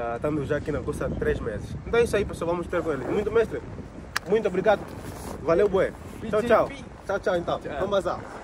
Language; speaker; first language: Portuguese; native; Portuguese